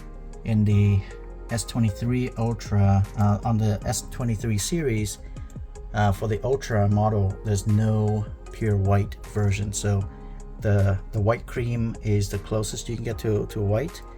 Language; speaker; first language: English; native; English